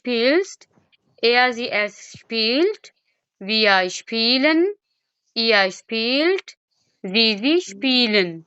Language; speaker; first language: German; non-native, fluent; Urdu